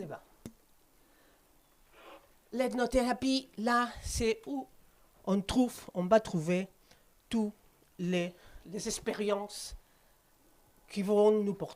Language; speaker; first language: French; non-native, fluent; Spanish